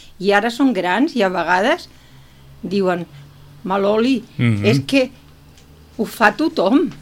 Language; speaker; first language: Catalan; non-native, local second language; Spanish